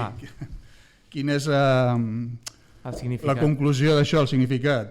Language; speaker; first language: Catalan; native; Catalan